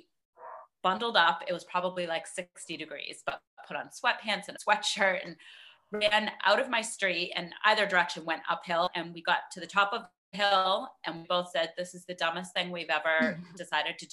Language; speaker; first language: English; native; English